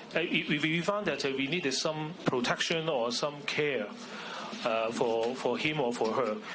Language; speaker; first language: English; non-native, local second language; Cantonese